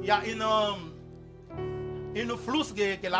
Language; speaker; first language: German; non-native, learner; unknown